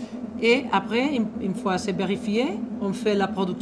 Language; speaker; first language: French; non-native, fluent; Spanish